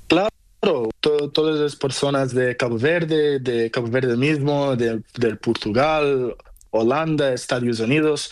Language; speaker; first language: Spanish; non-native, learner; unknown